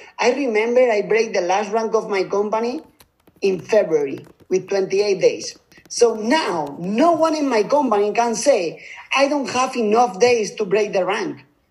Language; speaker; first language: English; non-native, fluent; Spanish